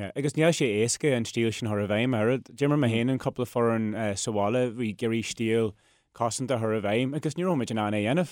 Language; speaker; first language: Irish; non-native, local second language; English